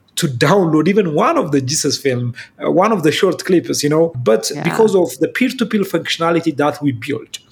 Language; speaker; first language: English; non-native, fluent; Amharic